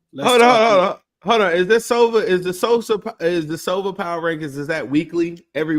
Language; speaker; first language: English; native; English